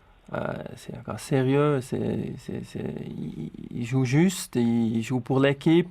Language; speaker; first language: French; non-native, local second language; Swiss German